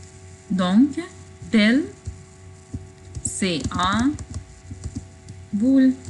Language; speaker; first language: French; non-native, fluent; Arabic